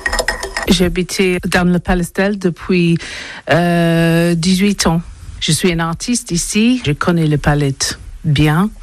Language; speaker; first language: French; non-native, learner; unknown